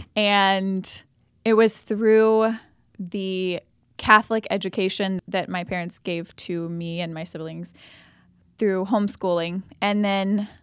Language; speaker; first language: English; native; English